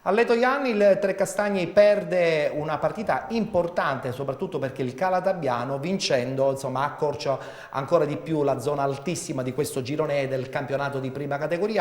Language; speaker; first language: Italian; native; Italian